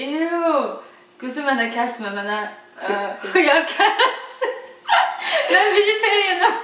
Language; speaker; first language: Turkish; non-native, learner; Russian